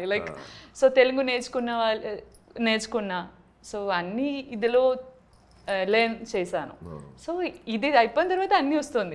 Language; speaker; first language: Telugu; non-native, learner; Malayalam